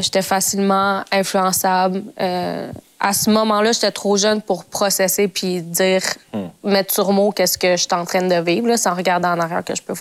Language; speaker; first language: French; native; French